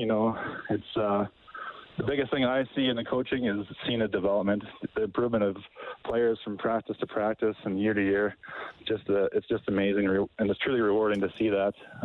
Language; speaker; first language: English; native; English